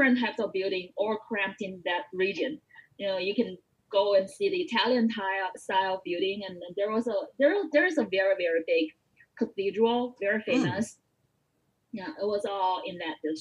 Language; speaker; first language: English; non-native, fluent; Chinese